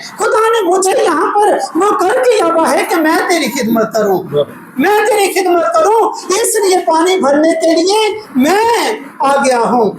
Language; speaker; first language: Urdu; non-native, local second language; Punjabi